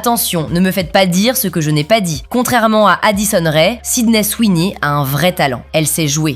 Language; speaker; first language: French; native; French